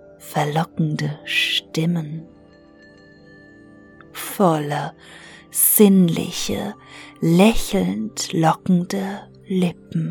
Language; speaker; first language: German; native; German